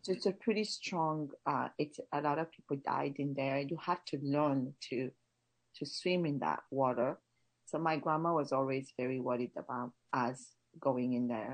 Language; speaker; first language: English; non-native, local second language; Kinyarwanda